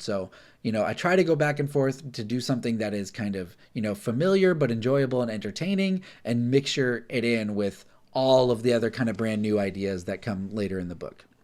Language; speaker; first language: English; native; English